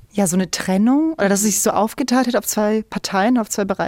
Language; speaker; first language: German; native; German